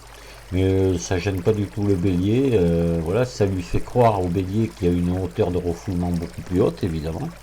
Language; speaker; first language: French; native; French